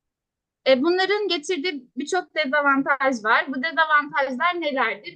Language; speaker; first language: Turkish; native; Turkish